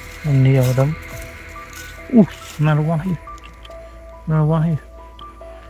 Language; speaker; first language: English; non-native, learner; Khmer